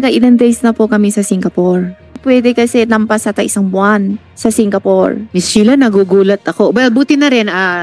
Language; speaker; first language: Filipino; non-native, learner; Chinese